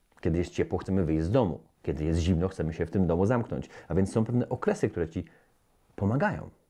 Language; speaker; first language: Polish; native; Polish